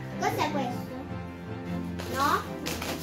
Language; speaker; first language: Italian; early bilingual, other home language; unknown